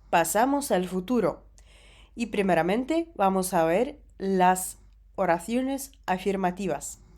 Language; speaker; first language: Spanish; non-native, fluent; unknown